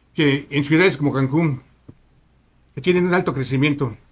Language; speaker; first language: Spanish; native; Spanish